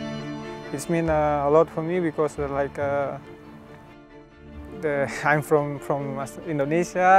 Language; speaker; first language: English; non-native, learner; Indonesian